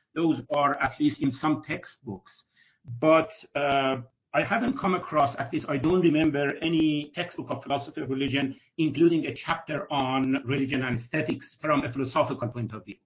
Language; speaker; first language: English; non-native, fluent; Persian